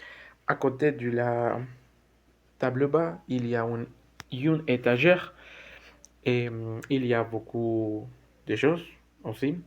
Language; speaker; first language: French; non-native, learner; Spanish